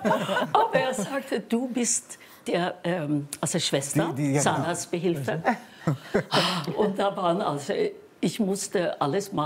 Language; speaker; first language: German; non-native, fluent; Norwegian